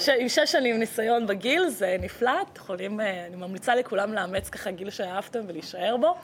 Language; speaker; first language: Hebrew; early bilingual, other home language; Russian